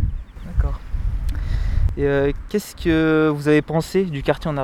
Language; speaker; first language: French; native; French